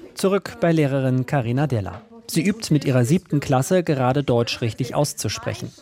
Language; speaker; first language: German; native; German